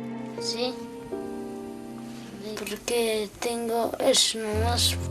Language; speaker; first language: Spanish; non-native, local second language; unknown